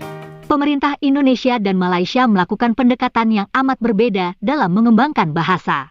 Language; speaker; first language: Indonesian; native; Indonesian